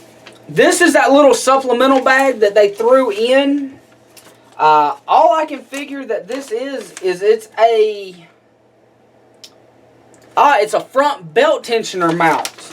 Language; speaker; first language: English; native; English